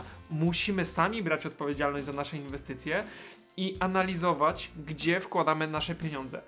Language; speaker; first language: Polish; native; Polish